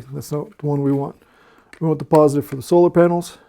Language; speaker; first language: English; native; English